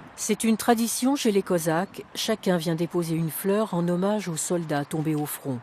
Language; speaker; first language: French; native; French